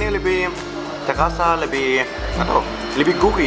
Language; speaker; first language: Indonesian; non-native, fluent; German